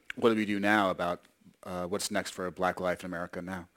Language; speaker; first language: English; native; English